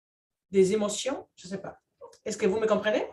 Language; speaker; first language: French; non-native, fluent; Spanish